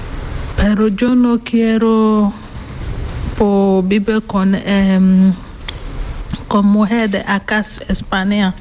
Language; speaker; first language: Spanish; non-native, learner; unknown